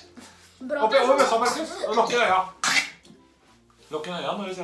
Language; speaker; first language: Norwegian; native; Norwegian